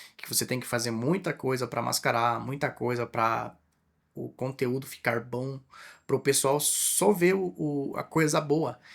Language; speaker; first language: Portuguese; non-native, fluent; Spanish